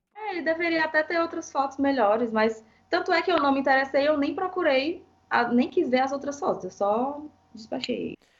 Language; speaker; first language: Portuguese; native; Portuguese